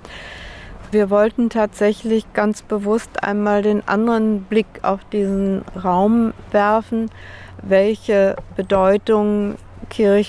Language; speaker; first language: German; native; German